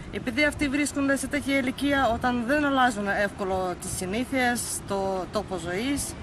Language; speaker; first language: Greek; non-native, fluent; Russian